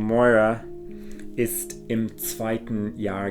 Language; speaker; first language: German; non-native, fluent; English